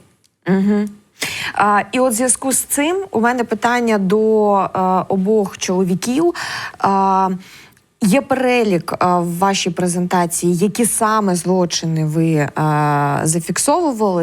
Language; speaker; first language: Ukrainian; native; Ukrainian